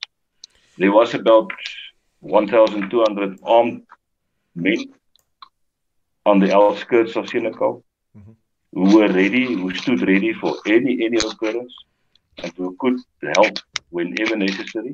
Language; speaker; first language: English; non-native, local second language; Afrikaans